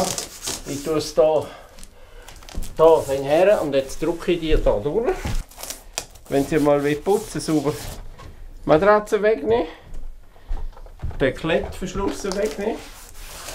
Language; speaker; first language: German; native; German